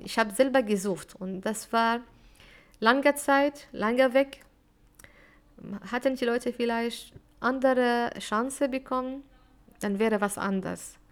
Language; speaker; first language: German; non-native, fluent; Arabic